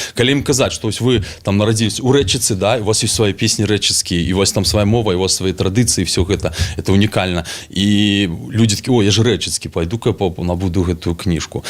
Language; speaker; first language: Belarusian; native; Belarusian